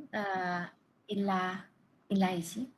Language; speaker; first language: French; non-native, learner; Vietnamese